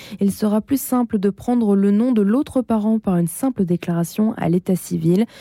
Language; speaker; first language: French; native; French